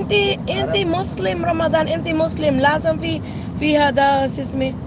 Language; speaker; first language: Arabic; non-native, learner; Hiligaynon